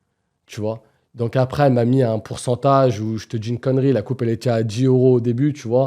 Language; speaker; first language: French; native; French